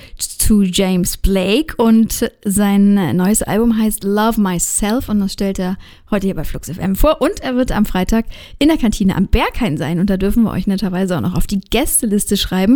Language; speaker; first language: German; native; German